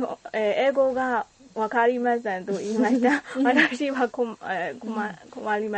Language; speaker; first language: Japanese; non-native, learner; Burmese